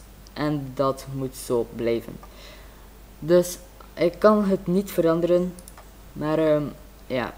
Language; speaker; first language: Dutch; native; Dutch